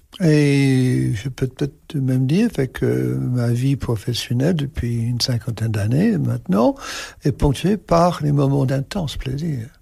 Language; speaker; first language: French; non-native, fluent; English